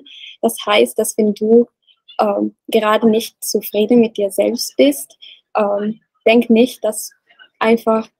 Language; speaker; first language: German; non-native, learner; Italian